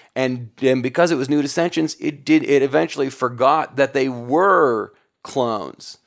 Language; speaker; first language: English; native; English